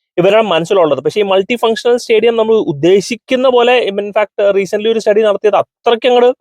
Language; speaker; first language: Malayalam; native; Malayalam